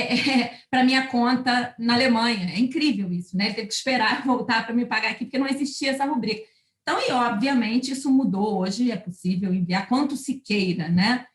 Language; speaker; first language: Portuguese; native; Portuguese